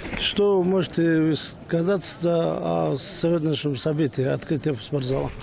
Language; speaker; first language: Russian; non-native, local second language; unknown